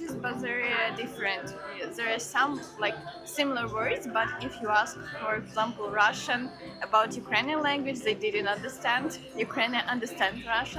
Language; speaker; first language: English; non-native, learner; Ukrainian